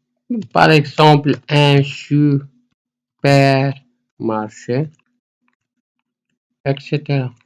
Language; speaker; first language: French; non-native, fluent; Arabic